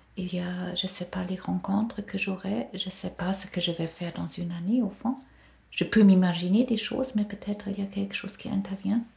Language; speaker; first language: French; non-native, fluent; German